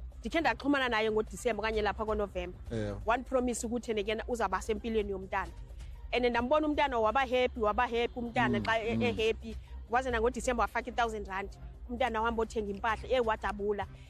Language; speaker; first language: Zulu; non-native, local second language; Xhosa